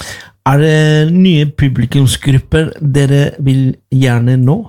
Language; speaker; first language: Norwegian; non-native, fluent; Spanish